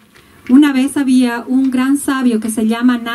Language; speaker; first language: Spanish; native; Spanish